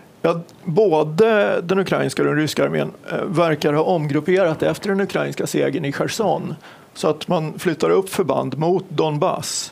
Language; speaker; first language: Swedish; native; Swedish